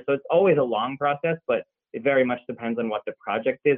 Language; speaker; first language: English; native; English